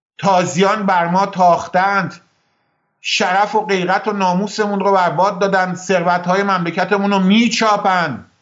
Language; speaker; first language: Persian; native; Persian